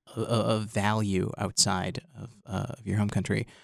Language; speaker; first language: English; non-native, fluent; Arabic